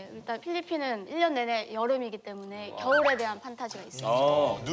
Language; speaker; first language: Korean; native; Korean